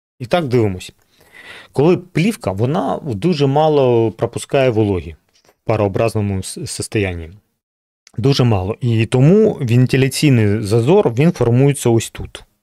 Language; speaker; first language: Ukrainian; non-native, local second language; Russian